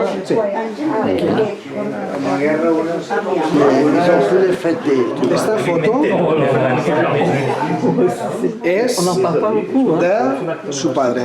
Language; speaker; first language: Spanish; non-native, local second language; Catalan